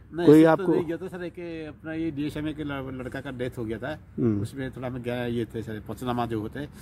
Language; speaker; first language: Hindi; non-native, local second language; Odia